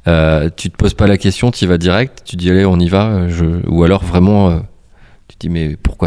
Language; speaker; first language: French; native; French